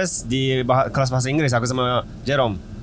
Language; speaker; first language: Indonesian; non-native, fluent; Japanese